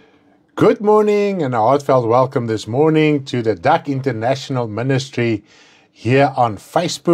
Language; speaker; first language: English; non-native, local second language; Afrikaans